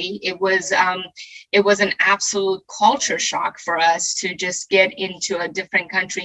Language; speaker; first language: English; non-native, fluent; Persian